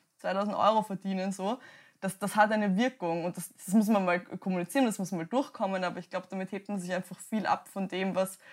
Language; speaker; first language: German; native; German